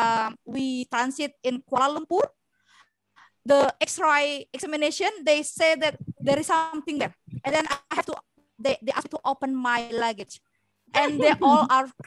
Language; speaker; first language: English; non-native, learner; Indonesian